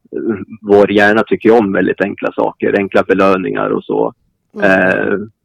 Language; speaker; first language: Swedish; native; Swedish